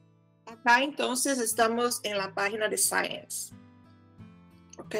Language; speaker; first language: Spanish; non-native, fluent; Portuguese